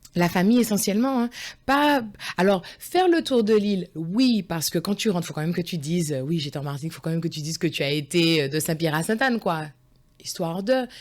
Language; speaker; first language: French; early bilingual, other home language; Guadeloupean Creole French